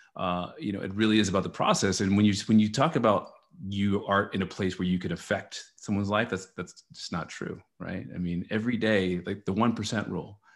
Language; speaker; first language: English; native; English